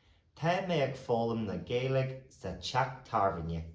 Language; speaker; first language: Irish; non-native, local second language; English